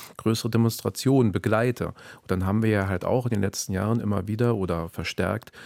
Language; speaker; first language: German; native; German